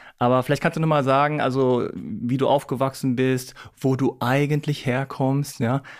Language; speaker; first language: German; native; German